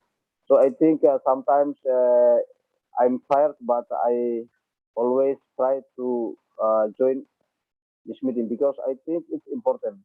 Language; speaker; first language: English; non-native, learner; Indonesian